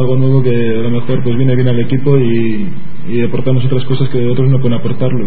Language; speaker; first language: Spanish; native; Spanish